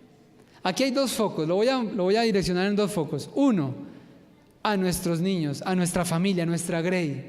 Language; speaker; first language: Spanish; native; Spanish